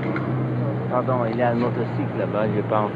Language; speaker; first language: French; non-native, fluent; English